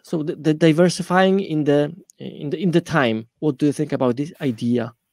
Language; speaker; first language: English; non-native, fluent; Polish